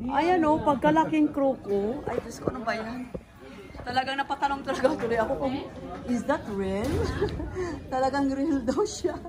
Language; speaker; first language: Filipino; non-native, local second language; Hiligaynon